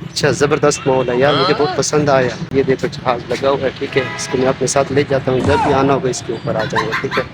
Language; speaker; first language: Urdu; non-native, local second language; Saraiki